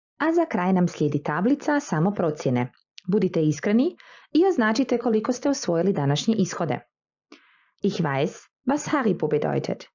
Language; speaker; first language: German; non-native, fluent; Croatian